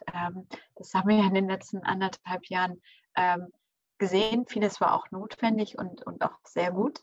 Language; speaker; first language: German; early bilingual, other home language; English